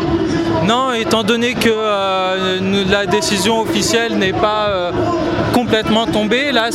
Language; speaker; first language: French; native; French